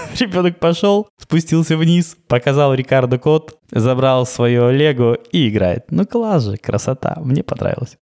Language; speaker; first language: Russian; native; Russian